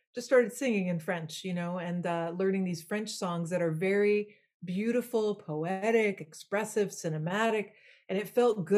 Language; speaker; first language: English; non-native, fluent; French